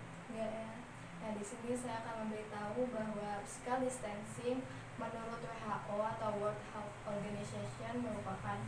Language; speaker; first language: Indonesian; native; Indonesian